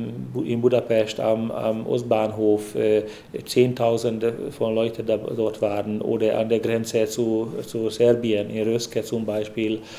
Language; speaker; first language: German; non-native, fluent; Hungarian